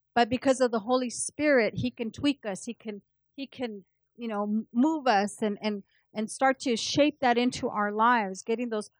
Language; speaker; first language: English; early bilingual, other home language; Spanish